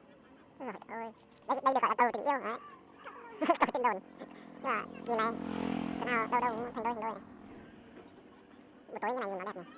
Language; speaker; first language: Vietnamese; native; Vietnamese